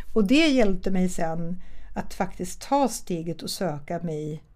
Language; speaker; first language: Swedish; early bilingual, other home language; German